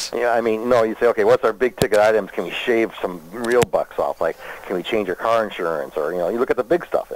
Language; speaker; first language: English; native; English